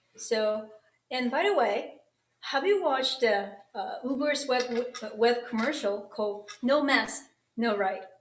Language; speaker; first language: English; non-native, fluent; Japanese